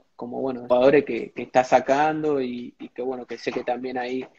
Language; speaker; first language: Spanish; native; Spanish